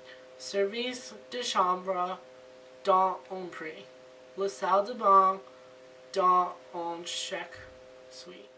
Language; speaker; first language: French; non-native, learner; English